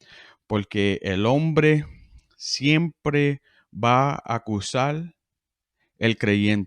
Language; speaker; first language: Spanish; early bilingual, heritage; Spanish